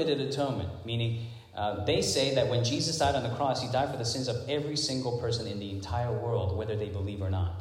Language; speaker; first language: English; non-native, local second language; Cantonese